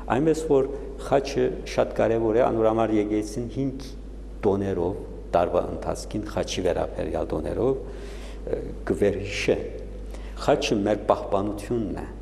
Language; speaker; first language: Armenian; native; Armenian